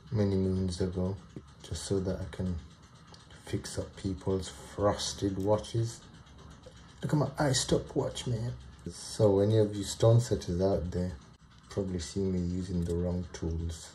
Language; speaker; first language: English; native; English